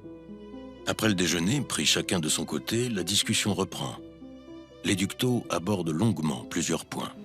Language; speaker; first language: French; native; French